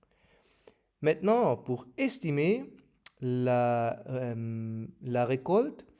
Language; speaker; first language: French; non-native, learner; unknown